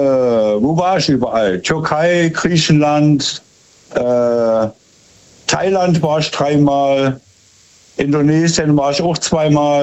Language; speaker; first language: German; native; German